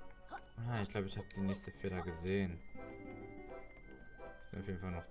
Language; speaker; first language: German; native; German